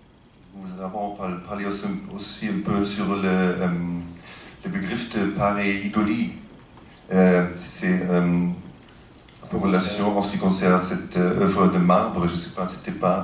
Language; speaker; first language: French; non-native, fluent; German